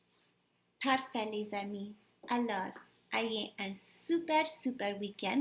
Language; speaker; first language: French; non-native, fluent; English